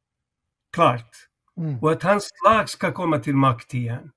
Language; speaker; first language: Swedish; non-native, fluent; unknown